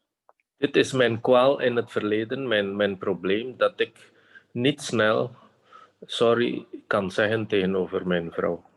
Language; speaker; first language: Dutch; non-native, fluent; Indonesian